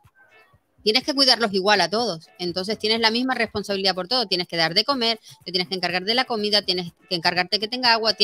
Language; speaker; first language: Spanish; native; Spanish